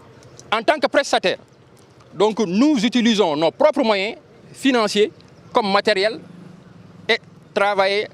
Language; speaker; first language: French; non-native, local second language; Wolof